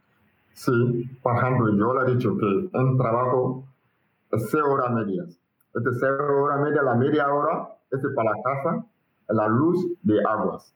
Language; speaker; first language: Spanish; non-native, learner; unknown